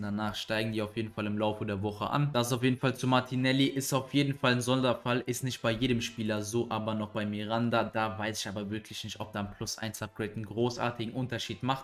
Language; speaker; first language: German; native; German